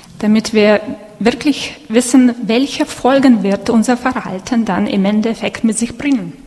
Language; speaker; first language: German; non-native, fluent; Russian